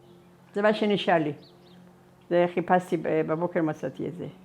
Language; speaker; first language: Hebrew; non-native, fluent; Persian